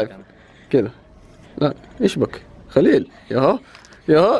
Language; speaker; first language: Arabic; native; Arabic